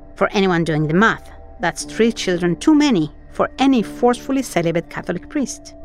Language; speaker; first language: English; non-native, fluent; Spanish